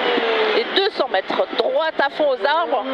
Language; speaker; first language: French; native; French